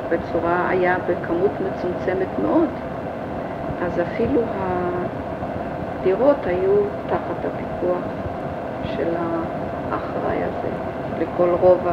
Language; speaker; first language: Hebrew; early bilingual, other home language; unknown